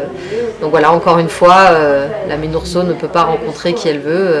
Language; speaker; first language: French; native; French